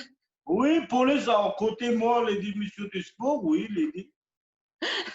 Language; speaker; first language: French; non-native, learner; Kurdish